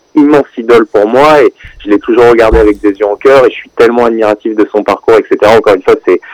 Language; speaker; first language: French; native; French